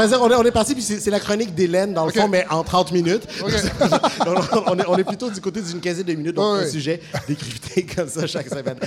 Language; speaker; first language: French; native; French